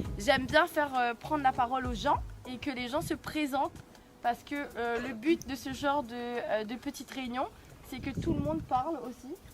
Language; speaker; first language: French; non-native, local second language; Morisyen